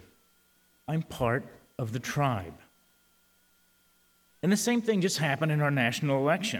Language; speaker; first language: English; early bilingual, other home language; Spanish